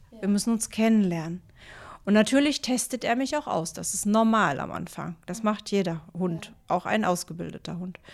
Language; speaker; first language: German; native; German